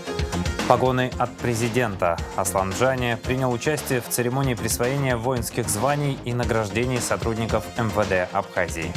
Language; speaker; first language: Russian; native; Russian